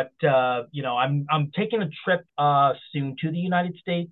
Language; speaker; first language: English; native; English